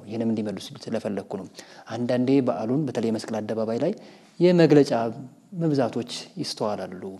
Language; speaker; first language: Amharic; native; Amharic